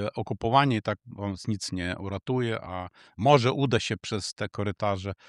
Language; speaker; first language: Polish; non-native, fluent; Ukrainian